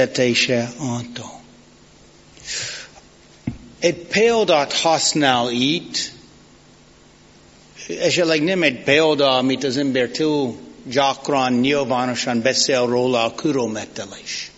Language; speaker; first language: Hungarian; non-native, fluent; English